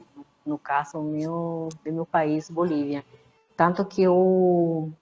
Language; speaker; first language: Portuguese; non-native, fluent; Spanish